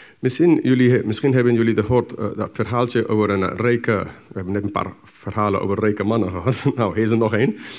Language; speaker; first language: Dutch; non-native, fluent; English